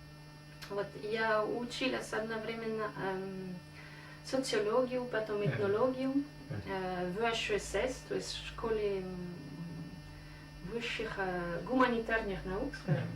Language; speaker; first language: Russian; non-native, fluent; French